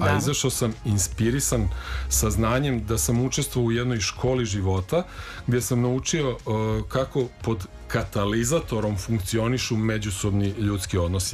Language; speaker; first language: Serbian; native; Serbian